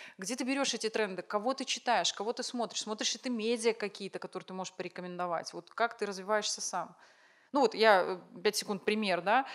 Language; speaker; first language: Russian; native; Russian